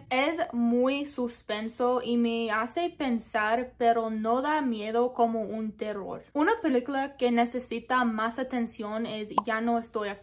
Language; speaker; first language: Spanish; non-native, learner; English